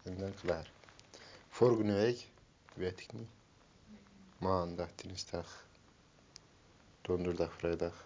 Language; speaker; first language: Dutch; non-native, learner; Turkish